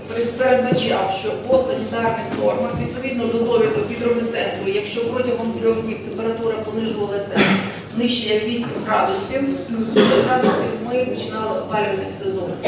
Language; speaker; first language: Ukrainian; native; Ukrainian